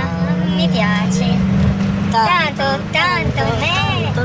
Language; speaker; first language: Italian; non-native, learner; Russian